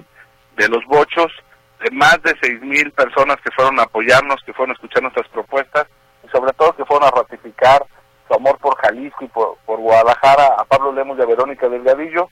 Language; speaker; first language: Spanish; native; Spanish